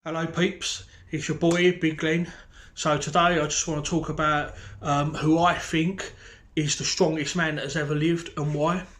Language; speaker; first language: English; native; English